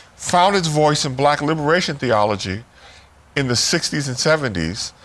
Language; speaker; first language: English; native; English